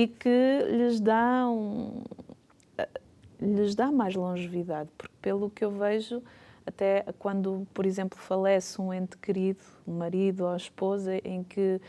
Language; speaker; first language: Portuguese; native; Portuguese